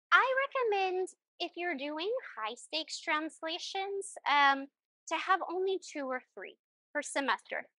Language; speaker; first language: English; early bilingual, other home language; Spanish